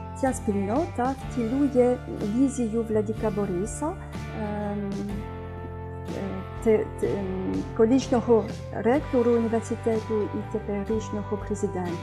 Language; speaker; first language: Ukrainian; non-native, fluent; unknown